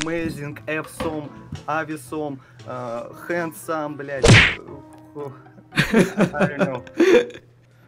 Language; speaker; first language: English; non-native, learner; Russian